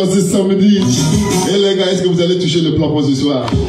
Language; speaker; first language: French; non-native, local second language; Mossi